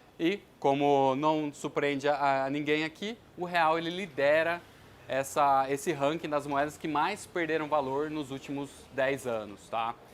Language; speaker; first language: Portuguese; native; Portuguese